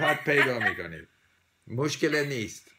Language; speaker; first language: Persian; non-native, learner; English